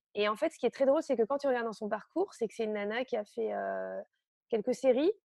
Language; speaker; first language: French; native; French